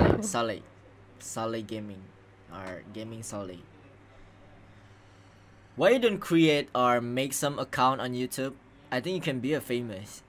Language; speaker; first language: English; non-native, fluent; Indonesian